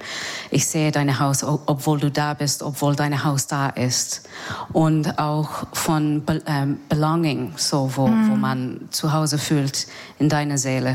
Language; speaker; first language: German; non-native, learner; English